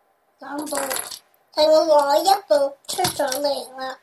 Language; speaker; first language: Cantonese; early bilingual, heritage; Cantonese